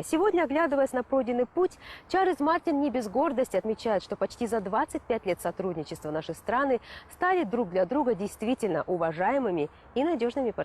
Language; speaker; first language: Russian; native; Russian